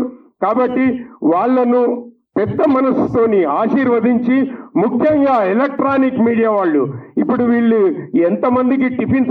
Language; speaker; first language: Telugu; native; Telugu